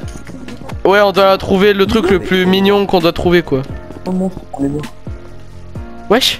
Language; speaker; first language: French; native; French